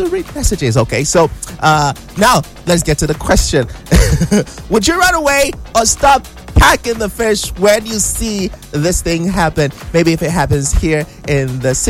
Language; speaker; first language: English; non-native, local second language; Igbo